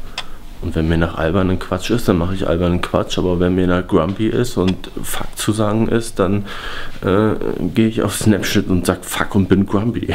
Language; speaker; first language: German; native; German